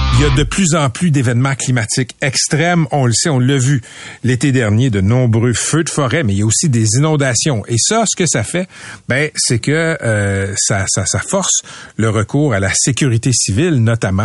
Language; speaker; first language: French; native; French